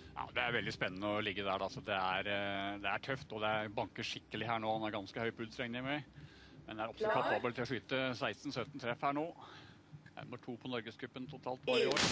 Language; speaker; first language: Norwegian; native; Norwegian